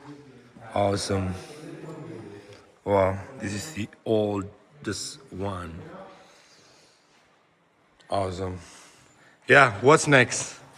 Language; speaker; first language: English; non-native, learner; Indonesian